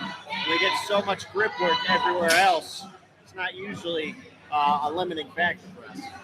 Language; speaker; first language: English; native; English